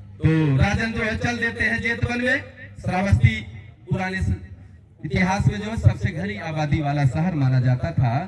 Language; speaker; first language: Hindi; native; Hindi